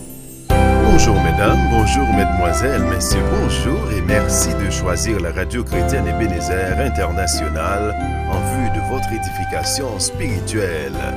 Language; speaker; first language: French; native; French